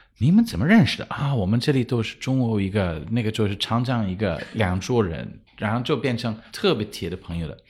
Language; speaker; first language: Chinese; non-native, fluent; English